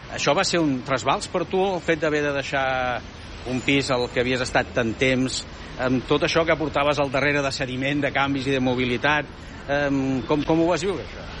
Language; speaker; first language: Catalan; native; Catalan